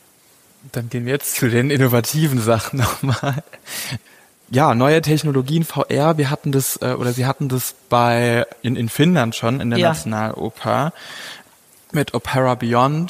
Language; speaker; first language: German; native; German